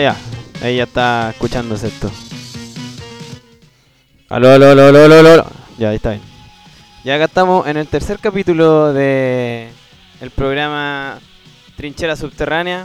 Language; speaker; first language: Spanish; native; Spanish